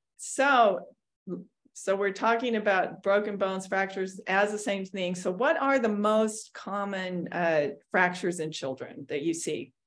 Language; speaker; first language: English; native; English